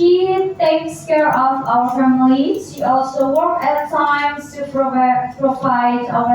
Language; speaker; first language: English; non-native, learner; Indonesian